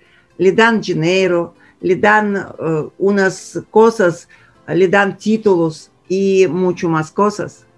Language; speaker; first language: Spanish; non-native, fluent; Russian